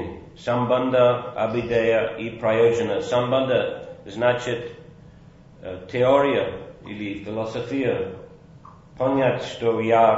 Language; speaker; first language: Russian; non-native, fluent; English